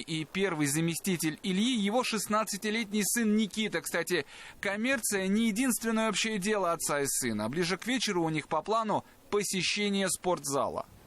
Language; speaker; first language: Russian; native; Russian